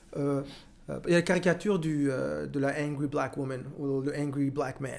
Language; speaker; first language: French; non-native, local second language; Kinyarwanda